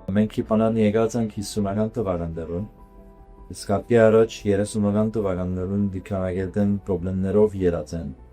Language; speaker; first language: Armenian; early bilingual, heritage; Armenian